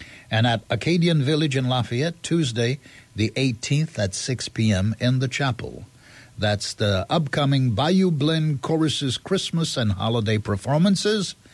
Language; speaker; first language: English; early bilingual, other home language; French